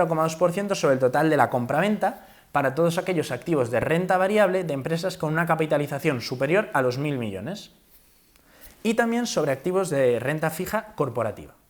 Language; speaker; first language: Spanish; native; Spanish